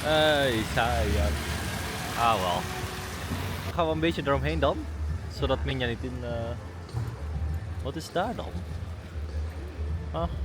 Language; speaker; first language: Dutch; early bilingual, other home language; Filipino